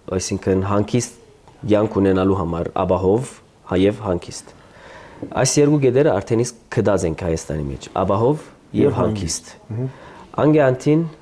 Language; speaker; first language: Armenian; early bilingual, heritage; Armenian